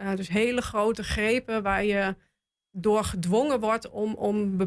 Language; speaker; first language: Dutch; native; Dutch